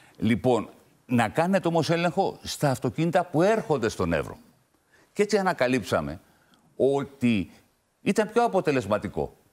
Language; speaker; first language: Greek; native; Greek